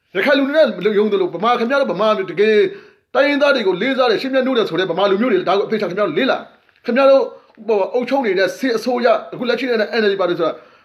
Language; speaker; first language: Burmese; non-native, local second language; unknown